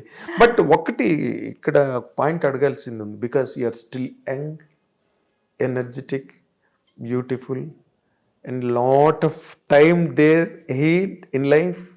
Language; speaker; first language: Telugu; native; Telugu